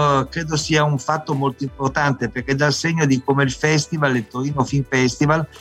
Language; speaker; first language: Italian; native; Italian